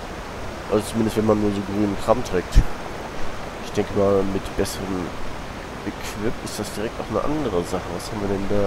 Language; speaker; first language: German; native; German